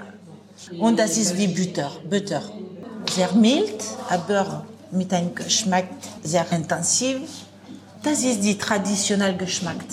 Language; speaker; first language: German; non-native, learner; French